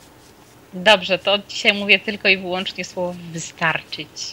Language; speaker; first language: Polish; native; Polish